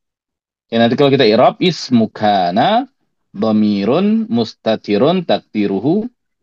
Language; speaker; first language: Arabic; non-native, fluent; Indonesian